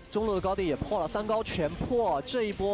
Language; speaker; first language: Chinese; native; Chinese